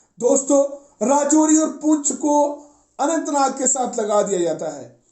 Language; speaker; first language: Hindi; non-native, local second language; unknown